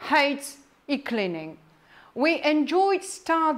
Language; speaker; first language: English; non-native, fluent; Polish